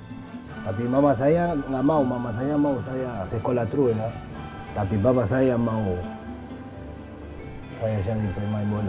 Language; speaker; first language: Indonesian; non-native, fluent; Spanish